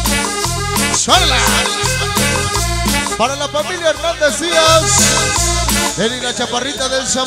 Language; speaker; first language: Spanish; native; Spanish